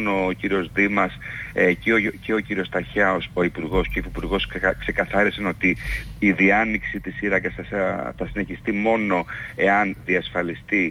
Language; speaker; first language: Greek; native; Greek